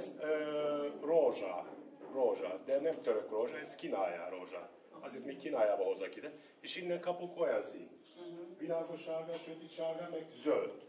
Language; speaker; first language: Hungarian; non-native, learner; Turkish